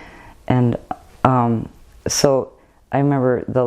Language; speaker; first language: English; native; English